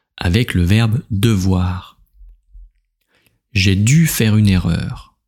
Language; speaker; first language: French; native; French